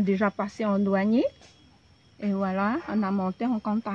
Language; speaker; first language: French; non-native, local second language; Javanese